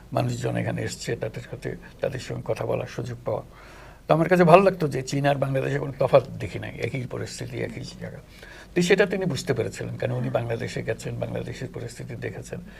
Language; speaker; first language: Bangla; native; Bangla